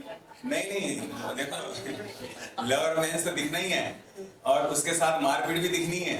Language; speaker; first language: Hindi; native; Hindi